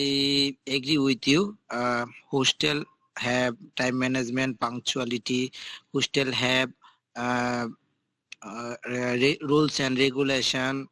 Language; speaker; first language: English; non-native, local second language; Bangla